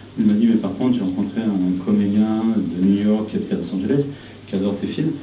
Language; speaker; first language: French; non-native, fluent; Spanish